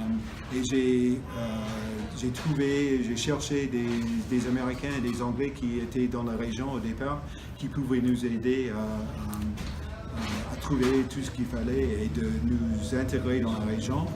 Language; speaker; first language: French; non-native, fluent; English